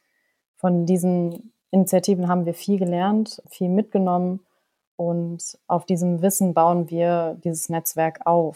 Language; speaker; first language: German; native; German